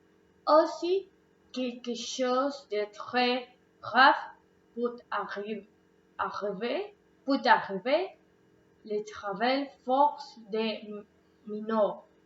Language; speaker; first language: French; non-native, learner; Spanish